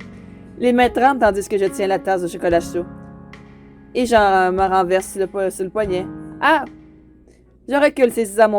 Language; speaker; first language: French; native; French